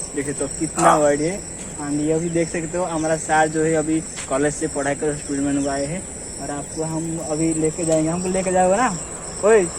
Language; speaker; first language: Hindi; non-native, local second language; Odia